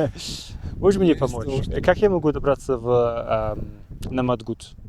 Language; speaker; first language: Russian; non-native, fluent; English